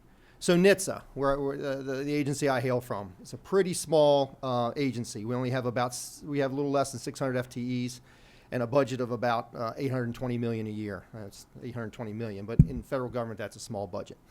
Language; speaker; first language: English; native; English